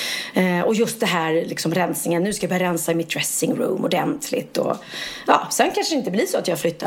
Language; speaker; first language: Swedish; native; Swedish